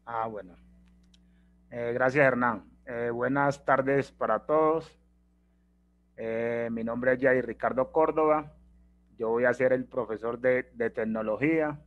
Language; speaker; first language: Spanish; native; Spanish